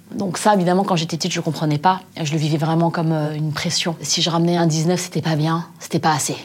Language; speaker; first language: French; native; French